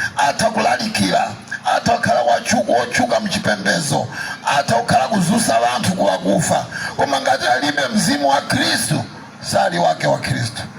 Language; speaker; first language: Nyanja; non-native, local second language; Tumbuka